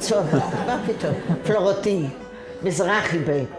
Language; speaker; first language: Hebrew; non-native, fluent; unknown